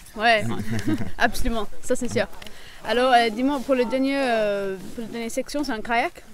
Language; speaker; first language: French; non-native, learner; English